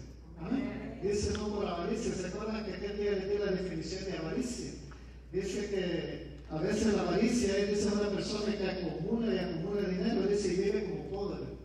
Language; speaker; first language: Spanish; native; Spanish